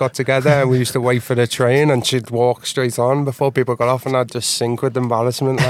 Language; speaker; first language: English; native; English